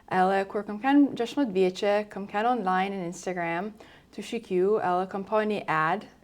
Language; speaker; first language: Albanian; early bilingual, heritage; Albanian